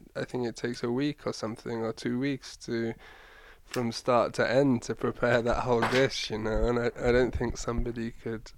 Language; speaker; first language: English; native; English